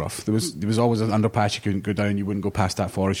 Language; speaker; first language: English; native; English